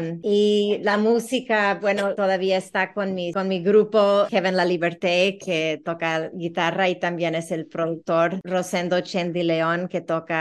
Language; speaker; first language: Spanish; early bilingual, heritage; Spanish